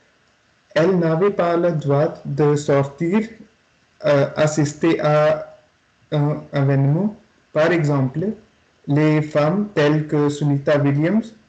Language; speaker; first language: French; non-native, learner; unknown